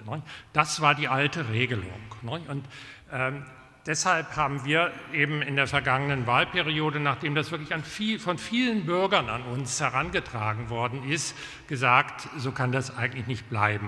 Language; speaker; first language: German; native; German